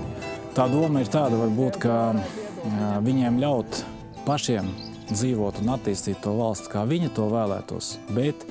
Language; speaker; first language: Latvian; native; Latvian